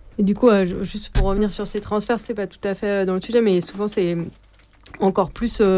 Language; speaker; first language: French; native; French